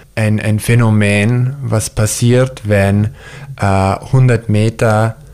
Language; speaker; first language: German; early bilingual, heritage; German